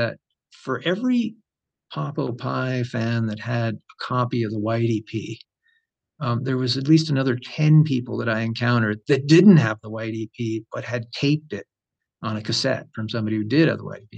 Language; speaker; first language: English; native; English